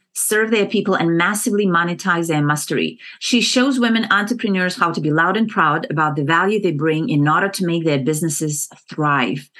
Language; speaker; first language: English; non-native, fluent; Kazakh